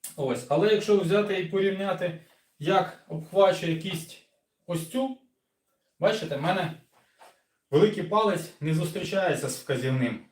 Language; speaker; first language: Ukrainian; non-native, local second language; Russian